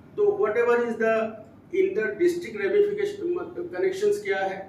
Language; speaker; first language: Hindi; non-native, local second language; Assamese